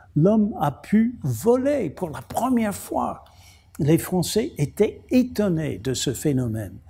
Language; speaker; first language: French; non-native, fluent; English